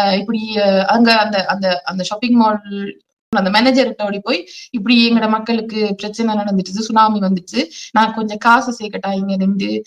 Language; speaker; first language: Tamil; early bilingual, heritage; Tamil